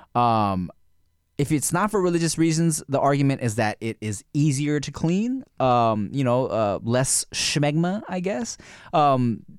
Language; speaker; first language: English; native; English